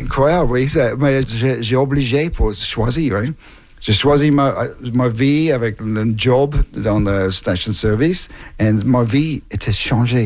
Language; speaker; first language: French; non-native, learner; English